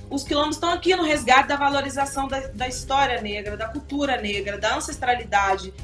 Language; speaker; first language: Portuguese; native; Portuguese